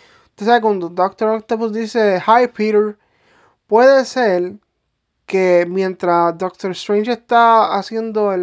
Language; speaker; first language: Spanish; native; Spanish